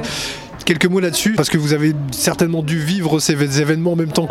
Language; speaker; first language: French; native; French